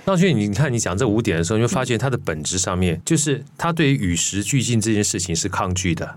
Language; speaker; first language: Chinese; native; Chinese